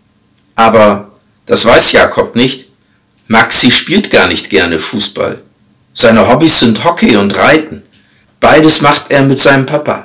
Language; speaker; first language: German; native; German